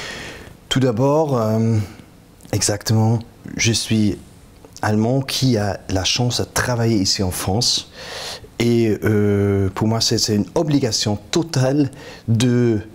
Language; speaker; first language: French; non-native, fluent; German